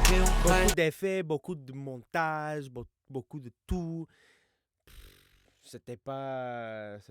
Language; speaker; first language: French; non-native, fluent; English